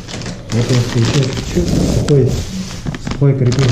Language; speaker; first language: Russian; non-native, learner; Chinese